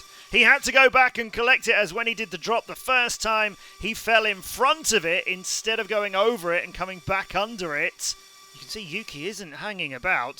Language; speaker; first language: English; native; English